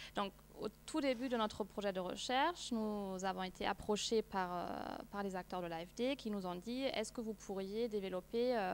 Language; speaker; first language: French; non-native, fluent; German